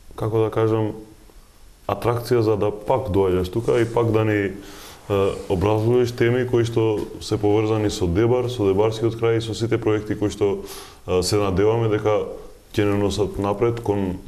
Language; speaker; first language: Macedonian; non-native, local second language; Albanian